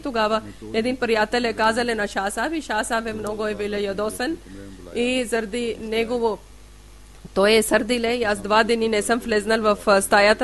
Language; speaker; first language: Bulgarian; non-native, learner; Urdu